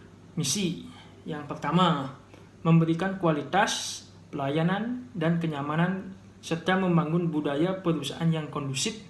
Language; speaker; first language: Indonesian; native; Indonesian